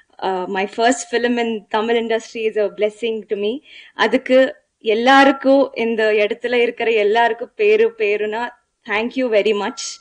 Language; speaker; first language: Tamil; non-native, learner; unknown